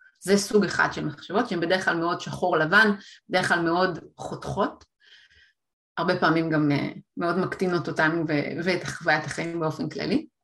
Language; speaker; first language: Hebrew; native; Hebrew